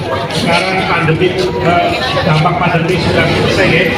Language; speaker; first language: Indonesian; native; Indonesian